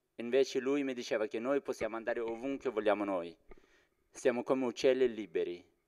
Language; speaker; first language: Italian; non-native, fluent; Persian